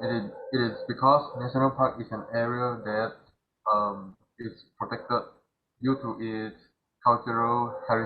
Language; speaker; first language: English; non-native, learner; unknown